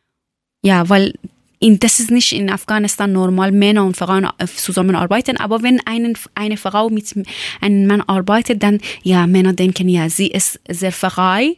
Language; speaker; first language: German; non-native, learner; Persian